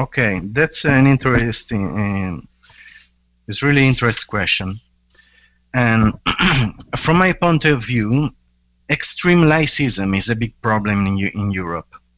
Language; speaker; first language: English; non-native, fluent; Italian